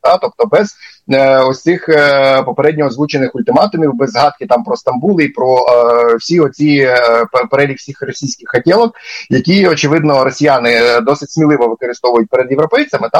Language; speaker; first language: Ukrainian; native; Ukrainian